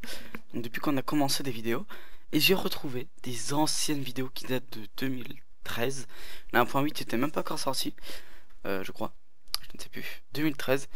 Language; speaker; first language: French; native; French